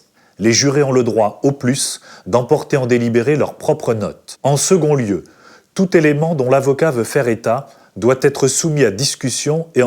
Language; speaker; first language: French; native; French